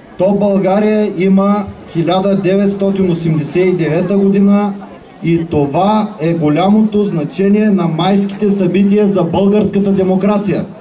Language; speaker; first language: Bulgarian; non-native, local second language; Turkish